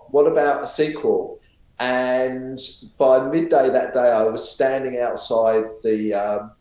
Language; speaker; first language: English; native; English